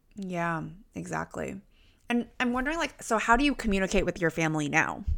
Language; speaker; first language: English; early bilingual, other home language; Chinese